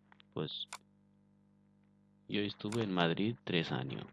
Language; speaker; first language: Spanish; non-native, fluent; Urdu